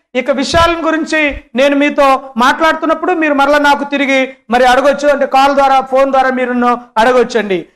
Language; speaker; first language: Telugu; non-native, local second language; Lambadi